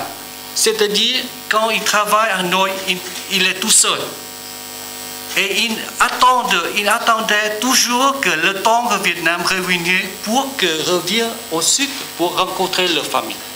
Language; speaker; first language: French; non-native, learner; Vietnamese